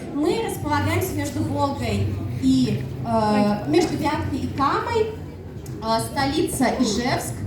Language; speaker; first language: Russian; non-native, local second language; Udmurt